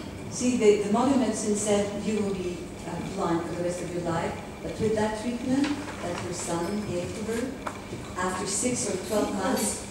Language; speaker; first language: English; non-native, fluent; French